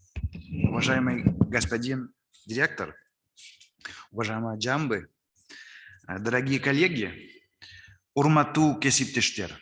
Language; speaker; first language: Russian; non-native, fluent; French